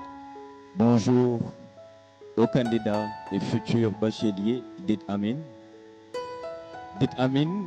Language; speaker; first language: French; non-native, local second language; Wolof